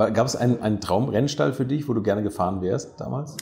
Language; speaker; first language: German; native; German